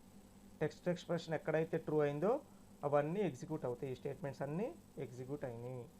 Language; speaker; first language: Telugu; native; Telugu